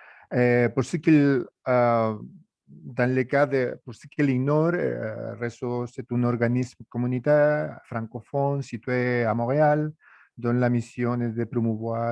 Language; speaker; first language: French; non-native, fluent; Spanish